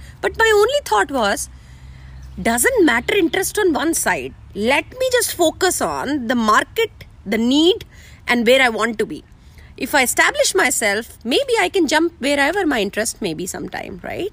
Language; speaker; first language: English; non-native, local second language; Hindi